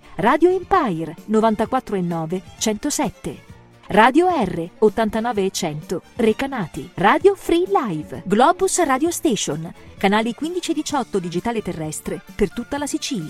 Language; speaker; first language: Italian; native; Italian